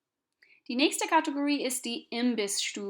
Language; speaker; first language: German; non-native, fluent; English